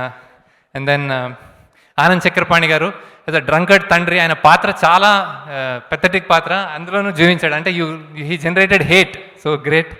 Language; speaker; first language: Telugu; native; Telugu